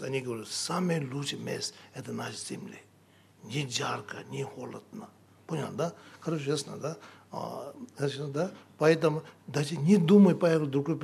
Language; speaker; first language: Russian; non-native, learner; Tibetan